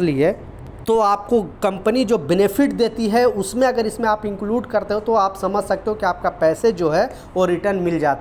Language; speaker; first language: Hindi; native; Hindi